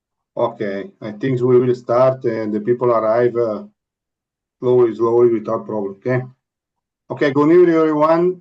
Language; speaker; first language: English; non-native, learner; Italian